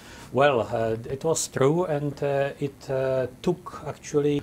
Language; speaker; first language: English; non-native, fluent; Czech